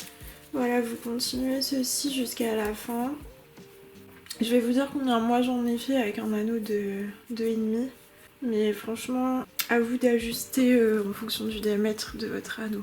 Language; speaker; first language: French; native; French